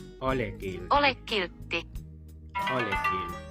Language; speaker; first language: Finnish; non-native, learner; Filipino